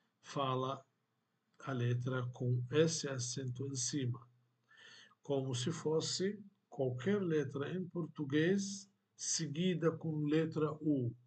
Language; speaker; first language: Portuguese; non-native, fluent; Arabic